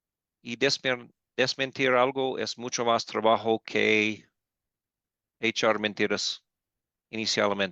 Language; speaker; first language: Spanish; non-native, fluent; English